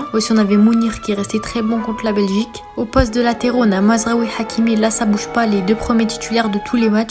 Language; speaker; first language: French; native; French